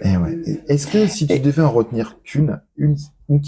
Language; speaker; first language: French; native; French